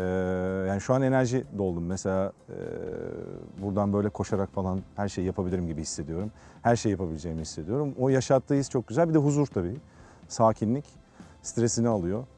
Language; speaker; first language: Turkish; native; Turkish